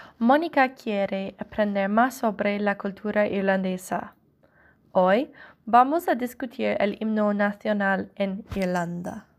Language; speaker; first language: Spanish; non-native, learner; English